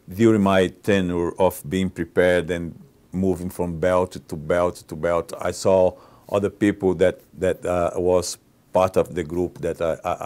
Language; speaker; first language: English; non-native, fluent; Portuguese